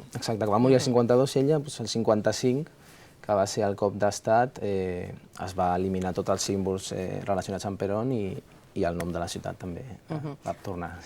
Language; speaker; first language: Catalan; early bilingual, other home language; Spanish